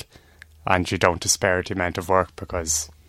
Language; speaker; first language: English; native; English